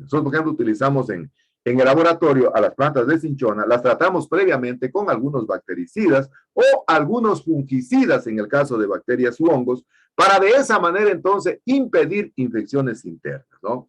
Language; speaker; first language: Spanish; native; Spanish